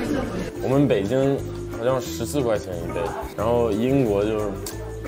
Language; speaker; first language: Chinese; early bilingual, other home language; English